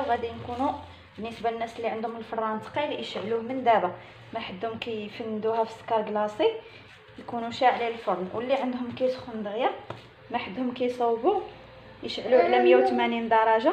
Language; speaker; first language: Arabic; native; Arabic